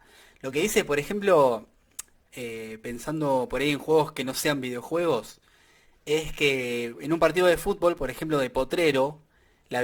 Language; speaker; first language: Spanish; native; Spanish